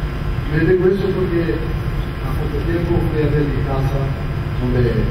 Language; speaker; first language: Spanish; non-native, learner; Portuguese